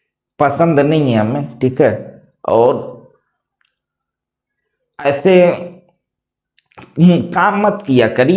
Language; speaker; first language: Hindi; native; Hindi